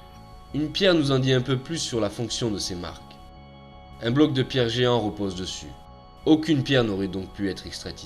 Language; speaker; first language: French; native; French